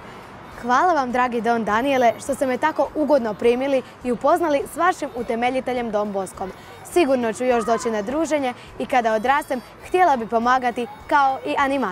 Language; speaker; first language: Croatian; native; Croatian